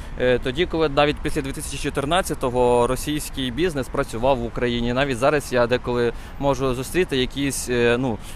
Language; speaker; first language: Ukrainian; non-native, local second language; Russian